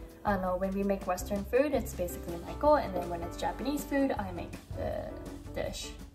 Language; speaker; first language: English; early bilingual, other home language; Japanese